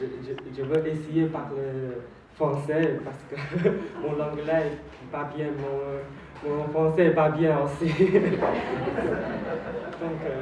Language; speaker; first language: French; non-native, learner; Chinese